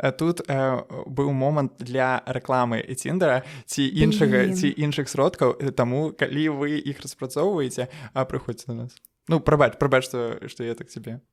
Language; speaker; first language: Belarusian; non-native, local second language; Russian